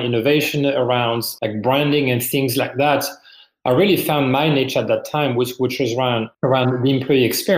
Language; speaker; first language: English; non-native, fluent; French